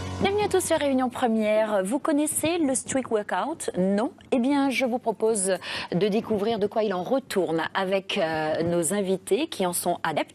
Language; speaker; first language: French; native; French